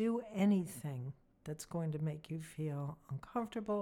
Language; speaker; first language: English; native; English